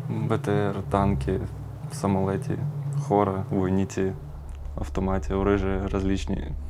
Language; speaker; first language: Bulgarian; non-native, learner; Russian